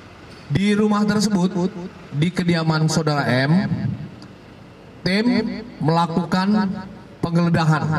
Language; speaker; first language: Indonesian; native; Indonesian